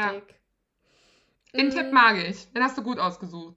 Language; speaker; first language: German; native; German